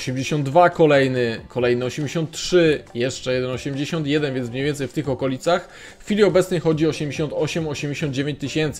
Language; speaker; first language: Polish; native; Polish